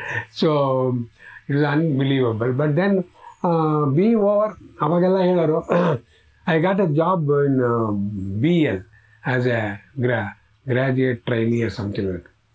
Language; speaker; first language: English; non-native, local second language; Kannada